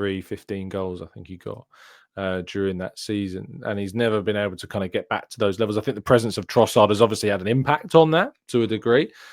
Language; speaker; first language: English; native; English